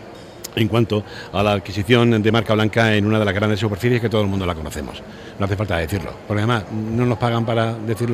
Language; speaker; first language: Spanish; native; Spanish